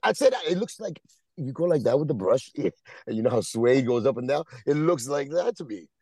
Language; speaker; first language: English; non-native, fluent; Spanish